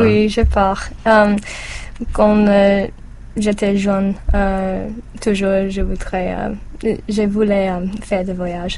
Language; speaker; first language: French; non-native, learner; English